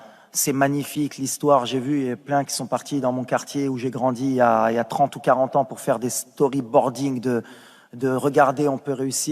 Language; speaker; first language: French; native; French